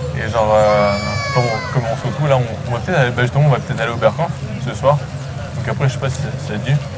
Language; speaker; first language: French; native; French